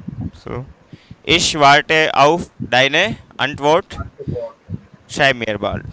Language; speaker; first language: German; non-native, fluent; Hindi